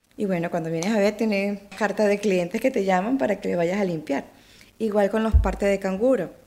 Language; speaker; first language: Spanish; native; Spanish